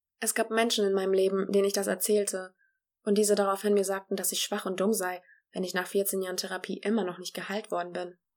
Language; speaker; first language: German; early bilingual, other home language; Polish